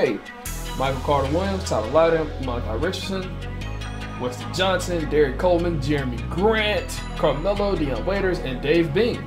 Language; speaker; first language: English; native; English